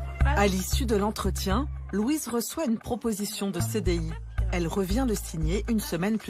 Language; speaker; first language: French; native; French